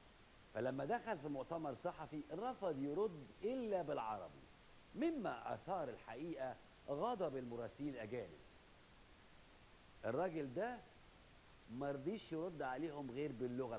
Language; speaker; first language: Arabic; native; Arabic